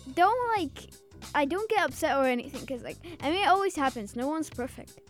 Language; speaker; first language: English; early bilingual, other home language; Azerbaijani